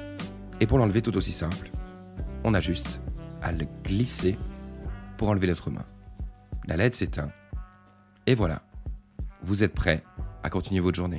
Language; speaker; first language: French; native; French